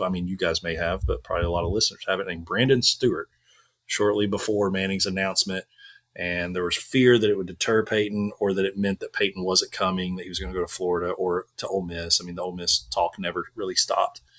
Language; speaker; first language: English; native; English